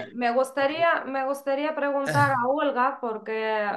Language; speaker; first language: Spanish; non-native, fluent; Ukrainian